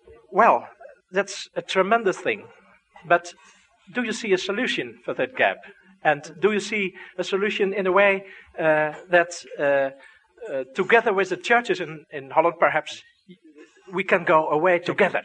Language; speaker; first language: English; non-native, fluent; Dutch